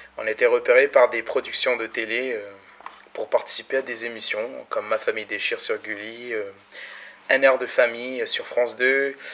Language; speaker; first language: French; early bilingual, other home language; Malagasy